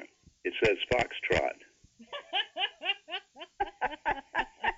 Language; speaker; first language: English; native; English